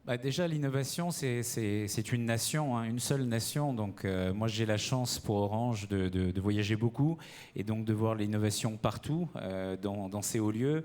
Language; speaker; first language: French; native; French